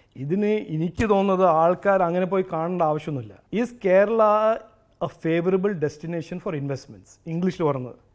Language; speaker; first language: Malayalam; early bilingual, heritage; Malayalam